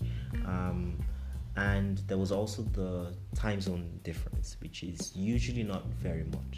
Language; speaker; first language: English; non-native, local second language; Yoruba